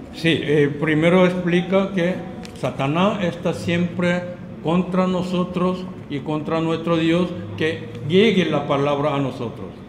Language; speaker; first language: Spanish; non-native, learner; Korean